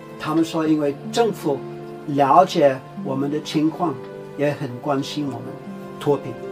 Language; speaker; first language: Chinese; non-native, fluent; English